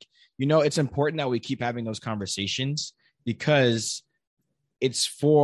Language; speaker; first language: English; native; English